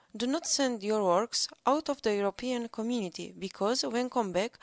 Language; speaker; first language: English; non-native, learner; Romanian